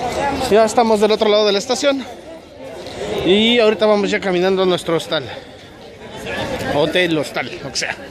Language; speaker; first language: Spanish; native; Spanish